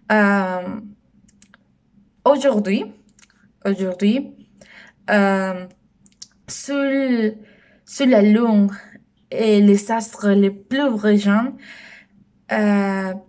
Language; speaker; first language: French; non-native, learner; Spanish